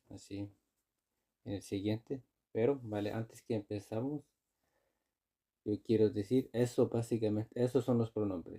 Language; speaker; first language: Spanish; non-native, fluent; Icelandic